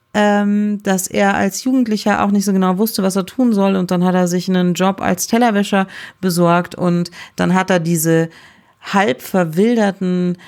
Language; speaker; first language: German; native; German